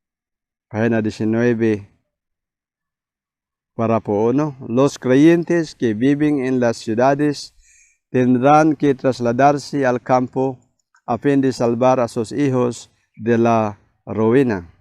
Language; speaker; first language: Spanish; non-native, fluent; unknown